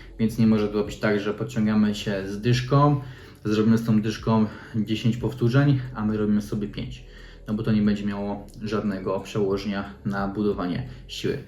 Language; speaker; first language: Polish; native; Polish